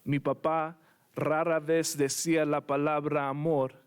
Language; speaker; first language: Spanish; early bilingual, heritage; Spanish